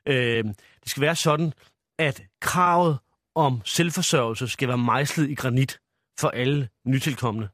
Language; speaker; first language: Danish; early bilingual, other home language; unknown